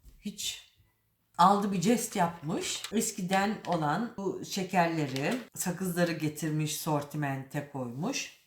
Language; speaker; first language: Turkish; early bilingual, heritage; Turkish